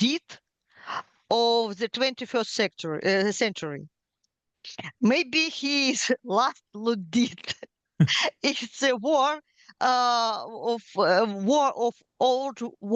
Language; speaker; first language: English; non-native, learner; Ukrainian